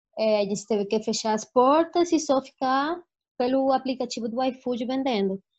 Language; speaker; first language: Portuguese; non-native, fluent; Spanish